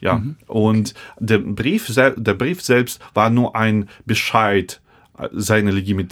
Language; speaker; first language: German; non-native, fluent; Russian